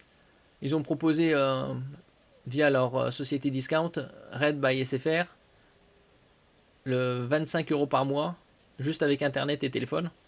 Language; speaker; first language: French; native; French